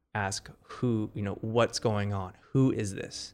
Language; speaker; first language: English; native; English